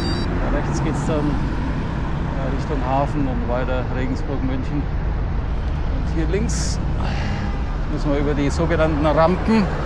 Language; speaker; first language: German; native; German